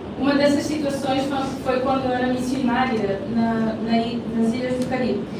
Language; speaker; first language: Portuguese; native; Portuguese